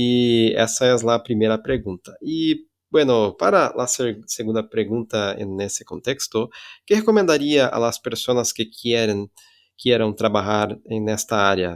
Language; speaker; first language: Spanish; non-native, fluent; Portuguese